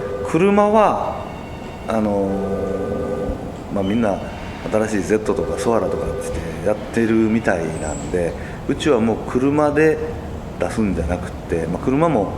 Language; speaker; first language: Japanese; native; Japanese